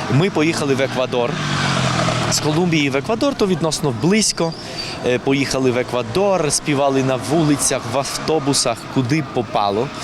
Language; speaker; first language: Ukrainian; non-native, fluent; Spanish